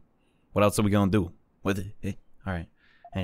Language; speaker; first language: English; native; English